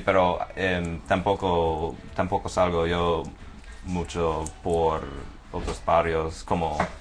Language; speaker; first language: Spanish; non-native, fluent; English